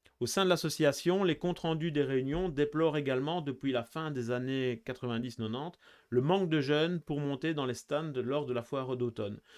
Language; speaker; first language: French; native; French